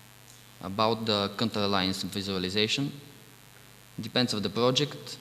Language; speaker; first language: English; non-native, fluent; Bulgarian